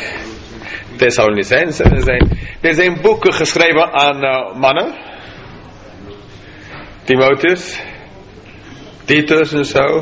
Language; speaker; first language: Dutch; non-native, fluent; English